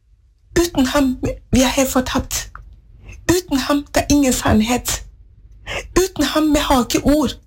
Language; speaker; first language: Norwegian; non-native, fluent; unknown